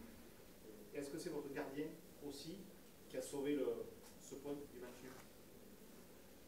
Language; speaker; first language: French; native; French